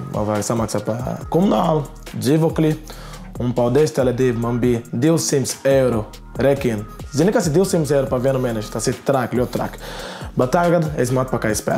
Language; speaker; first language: Latvian; non-native, learner; Portuguese